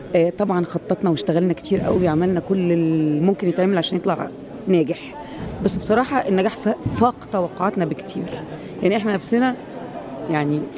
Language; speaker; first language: Arabic; native; Arabic